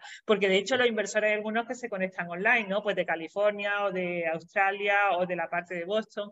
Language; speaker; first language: Spanish; native; Spanish